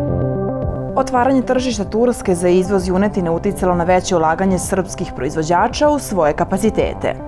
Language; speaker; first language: Serbian; native; Serbian